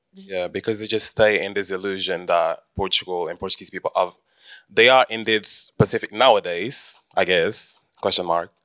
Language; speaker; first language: English; early bilingual, heritage; Portuguese